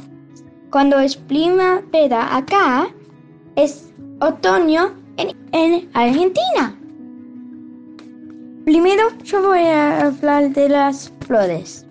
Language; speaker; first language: Spanish; early bilingual, heritage; Spanish